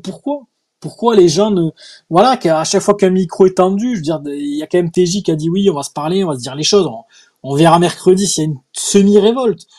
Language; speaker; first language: French; native; French